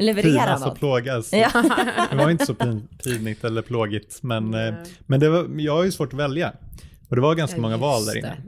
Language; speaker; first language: Swedish; early bilingual, other home language; Persian